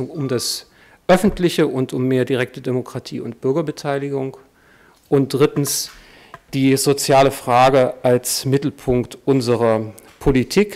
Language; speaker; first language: German; native; German